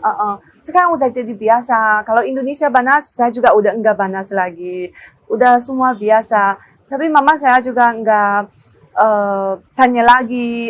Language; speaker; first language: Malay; non-native, learner; Chinese